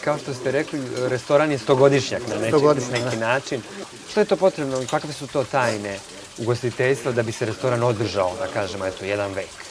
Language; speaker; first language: Bosnian; native; Bosnian